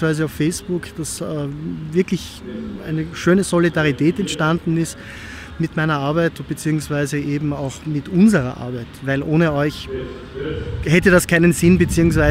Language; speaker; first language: German; native; German